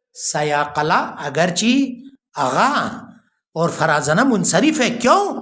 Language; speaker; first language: Urdu; non-native, local second language; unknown